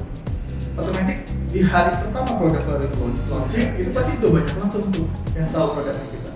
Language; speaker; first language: Indonesian; native; Indonesian